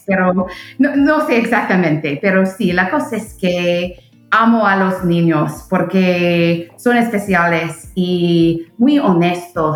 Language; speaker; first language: Spanish; non-native, fluent; English